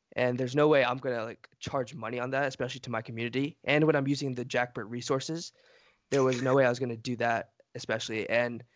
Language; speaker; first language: English; native; English